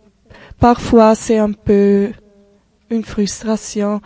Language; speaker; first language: French; non-native, local second language; German